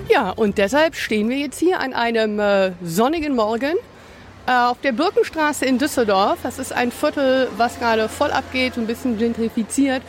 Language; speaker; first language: German; native; German